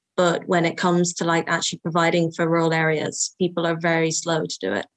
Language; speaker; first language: English; native; English